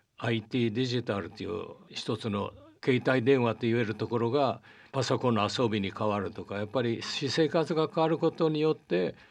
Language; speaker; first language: Japanese; early bilingual, heritage; Portuguese